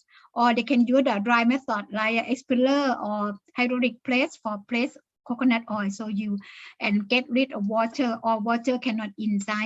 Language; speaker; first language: English; non-native, learner; Thai